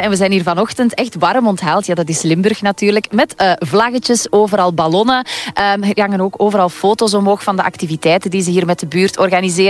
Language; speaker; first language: Dutch; native; Dutch